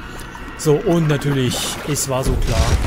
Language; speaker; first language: German; native; German